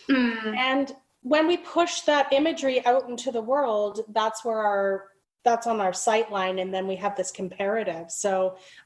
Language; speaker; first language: English; native; English